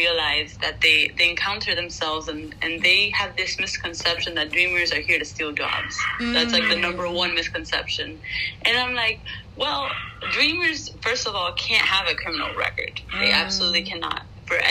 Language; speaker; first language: English; non-native, fluent; Spanish